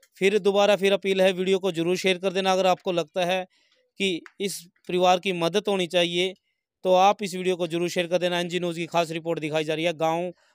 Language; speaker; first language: Hindi; native; Hindi